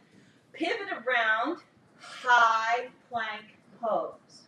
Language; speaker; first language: English; native; English